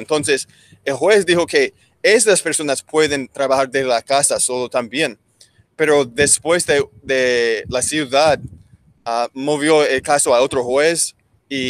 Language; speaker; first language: Spanish; non-native, learner; English